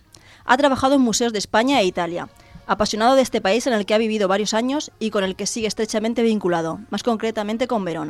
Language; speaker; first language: Spanish; native; Spanish